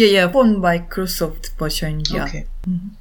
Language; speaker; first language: German; non-native, learner; Korean